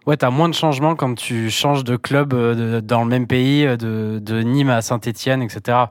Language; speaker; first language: French; native; French